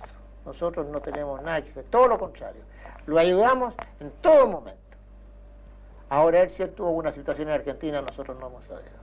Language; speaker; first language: Spanish; native; Spanish